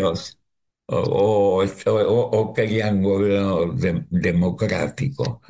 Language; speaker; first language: Spanish; early bilingual, other home language; Yiddish